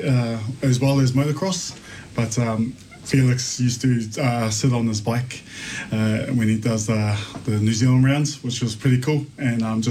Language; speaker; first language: English; native; English